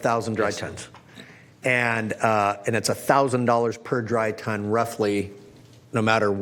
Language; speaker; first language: English; native; English